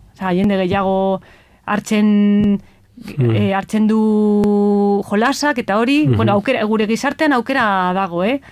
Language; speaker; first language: Basque; non-native, local second language; Spanish